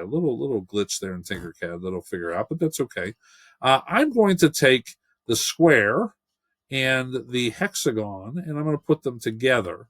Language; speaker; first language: English; native; English